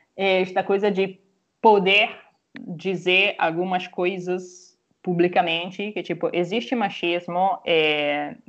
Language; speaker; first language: Portuguese; non-native, fluent; Italian